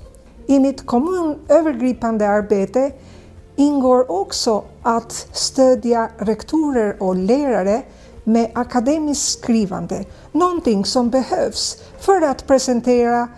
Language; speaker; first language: Swedish; non-native, fluent; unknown